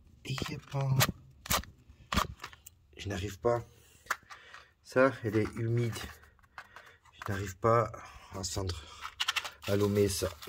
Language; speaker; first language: French; non-native, fluent; Portuguese